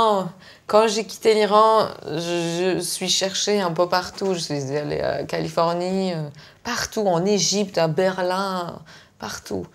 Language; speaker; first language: French; non-native, fluent; Persian